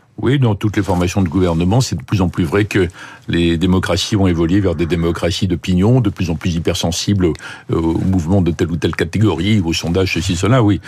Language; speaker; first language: French; native; French